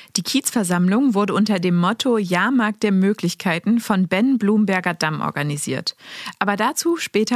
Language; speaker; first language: German; native; German